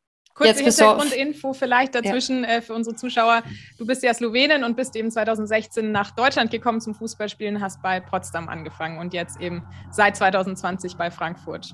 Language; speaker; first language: German; native; German